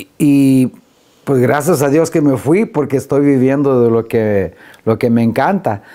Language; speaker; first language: Spanish; early bilingual, heritage; Spanish